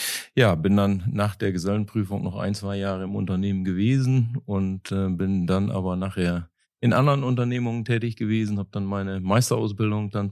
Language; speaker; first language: German; native; German